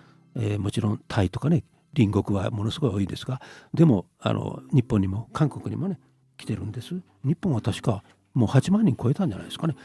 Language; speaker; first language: Japanese; native; Japanese